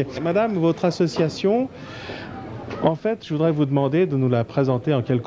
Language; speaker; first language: French; native; French